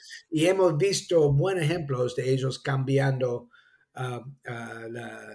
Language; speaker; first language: Spanish; non-native, fluent; English